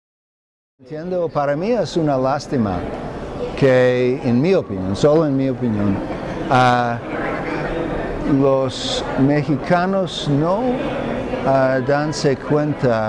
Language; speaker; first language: Spanish; non-native, fluent; English